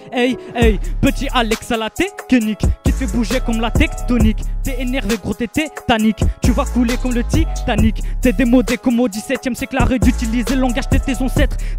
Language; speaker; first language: French; non-native, fluent; Romanian